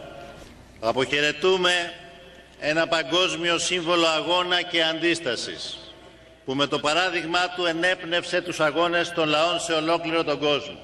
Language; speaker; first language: Greek; native; Greek